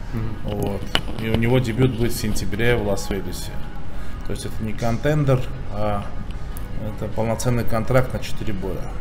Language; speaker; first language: Russian; native; Russian